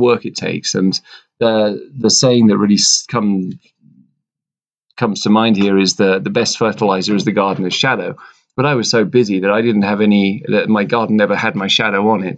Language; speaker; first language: English; native; English